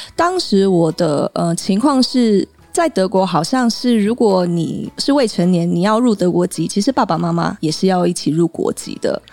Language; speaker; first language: Chinese; early bilingual, heritage; Chinese